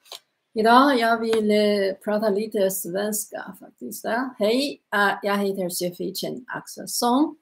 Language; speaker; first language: Swedish; non-native, learner; Chinese